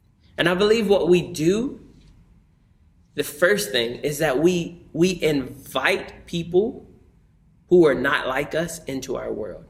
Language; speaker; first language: English; native; English